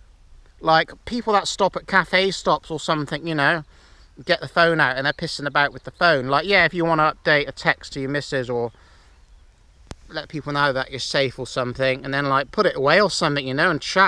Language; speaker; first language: English; native; English